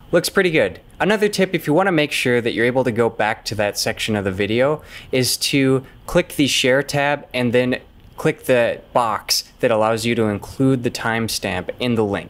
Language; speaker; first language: English; native; English